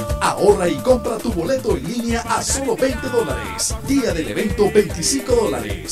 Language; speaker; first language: Spanish; native; Spanish